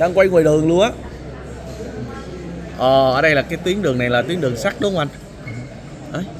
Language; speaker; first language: Vietnamese; native; Vietnamese